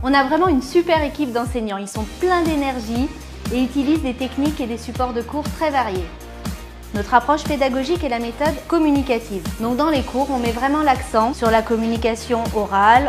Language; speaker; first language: French; native; French